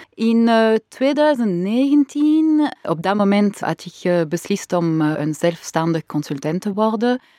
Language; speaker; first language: Dutch; non-native, local second language; French